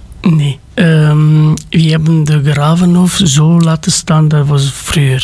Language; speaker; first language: Dutch; non-native, learner; Romanian